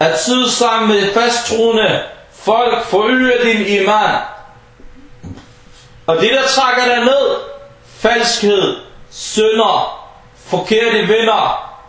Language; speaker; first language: Danish; early bilingual, other home language; Arabic